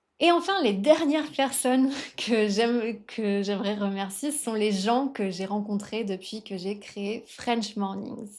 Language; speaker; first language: French; native; French